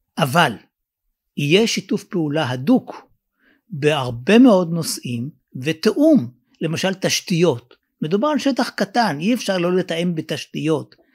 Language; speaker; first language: Hebrew; native; Hebrew